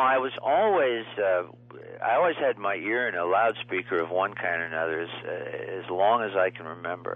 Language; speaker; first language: English; native; English